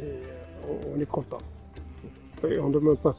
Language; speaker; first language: French; non-native, local second language; Tamasheq